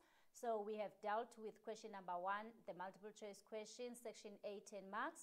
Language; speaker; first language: English; non-native, local second language; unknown